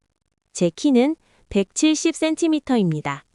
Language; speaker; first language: Korean; non-native, learner; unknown